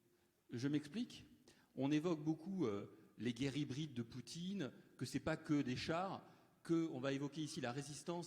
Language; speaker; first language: French; native; French